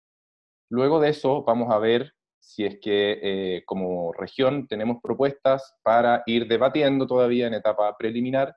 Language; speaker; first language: Spanish; native; Spanish